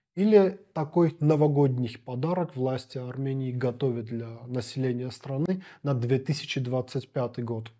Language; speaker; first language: Russian; non-native, local second language; Armenian